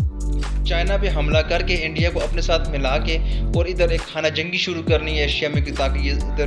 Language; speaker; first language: Hindi; non-native, local second language; Punjabi